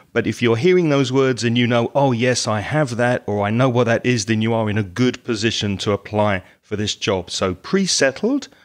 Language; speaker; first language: English; native; English